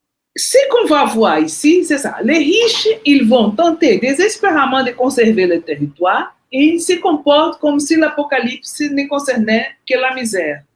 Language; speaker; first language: French; non-native, fluent; Portuguese